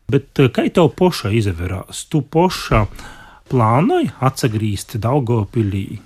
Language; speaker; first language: Latvian; non-native, local second language; Russian